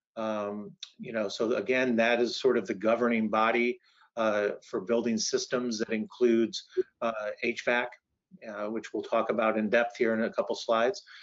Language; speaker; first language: English; native; English